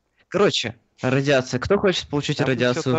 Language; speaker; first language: Russian; native; Russian